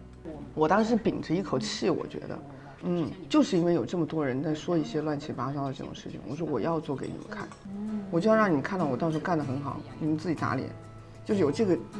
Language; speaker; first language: Chinese; native; Chinese